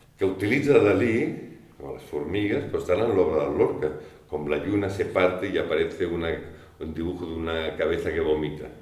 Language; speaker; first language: Catalan; native; Catalan